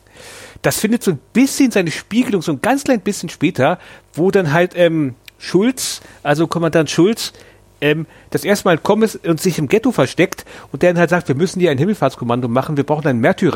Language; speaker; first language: German; native; German